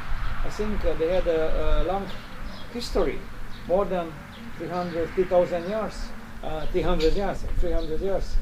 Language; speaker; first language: English; non-native, learner; Romanian